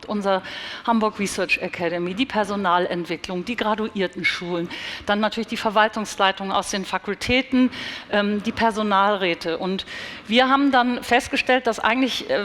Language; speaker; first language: German; native; German